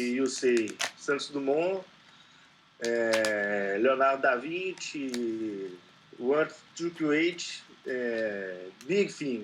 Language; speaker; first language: English; non-native, learner; Portuguese